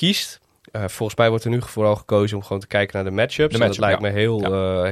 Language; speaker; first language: Dutch; native; Dutch